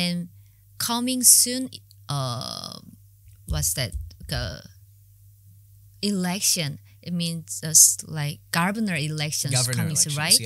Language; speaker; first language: English; non-native, learner; Korean